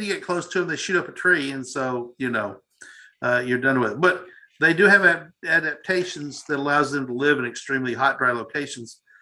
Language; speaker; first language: English; native; English